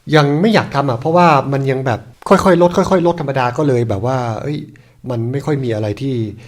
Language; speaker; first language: Thai; native; Thai